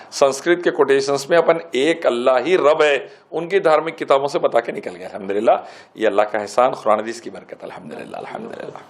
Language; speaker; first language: Urdu; native; Urdu